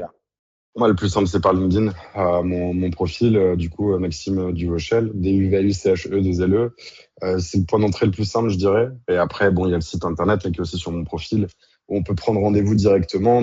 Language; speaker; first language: French; native; French